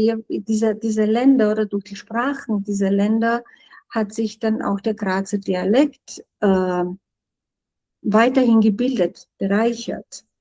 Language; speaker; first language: German; non-native, fluent; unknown